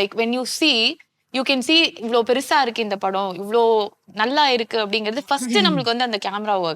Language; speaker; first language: Tamil; native; Tamil